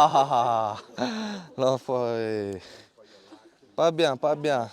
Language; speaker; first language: French; native; French